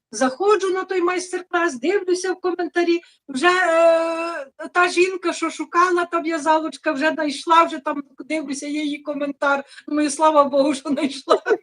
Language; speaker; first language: Ukrainian; native; Ukrainian